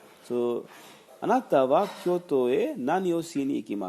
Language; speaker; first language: Japanese; non-native, fluent; Hindi